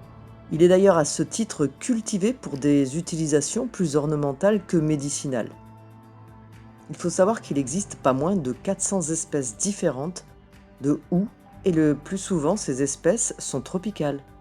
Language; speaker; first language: French; native; French